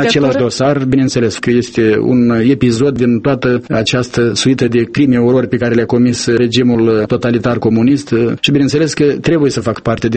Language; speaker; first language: Romanian; native; Romanian